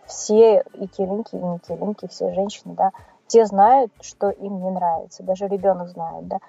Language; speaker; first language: Russian; native; Russian